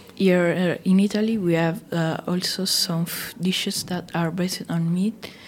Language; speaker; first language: English; non-native, learner; Italian